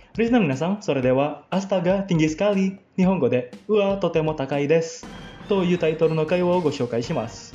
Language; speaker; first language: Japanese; non-native, fluent; Indonesian